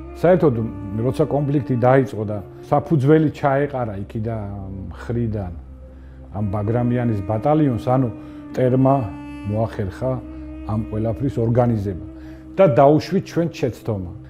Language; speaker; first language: Georgian; non-native, local second language; Armenian